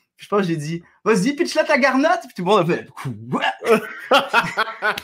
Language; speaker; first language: French; early bilingual, other home language; Arabic